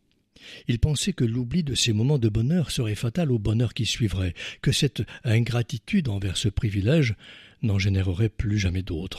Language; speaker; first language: French; native; French